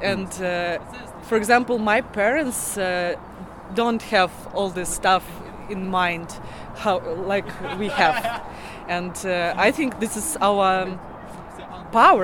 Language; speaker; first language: English; non-native, learner; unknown